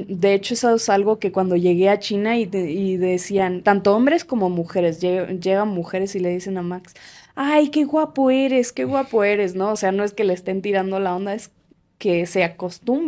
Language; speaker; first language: Spanish; native; Spanish